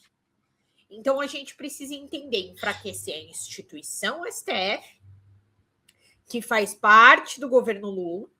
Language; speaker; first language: Portuguese; native; Portuguese